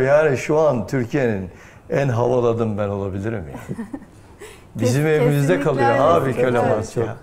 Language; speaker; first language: Turkish; native; Turkish